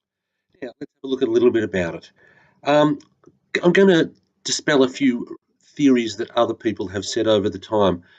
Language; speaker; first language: English; native; English